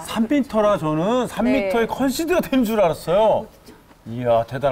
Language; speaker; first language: Korean; native; Korean